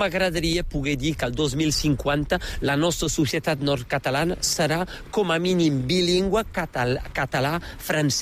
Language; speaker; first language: Catalan; native; Catalan